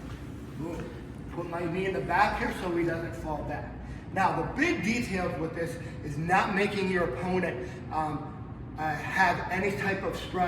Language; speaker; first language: English; native; English